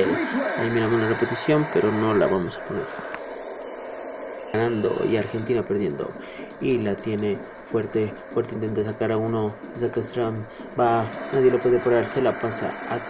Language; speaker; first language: Spanish; native; Spanish